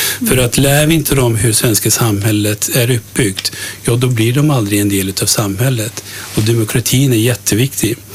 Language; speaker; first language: Swedish; early bilingual, other home language; Turkish